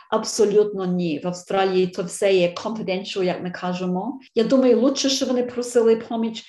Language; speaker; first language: Ukrainian; early bilingual, heritage; Ukrainian